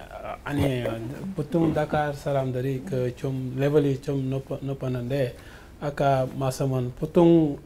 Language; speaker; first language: Korean; non-native, learner; French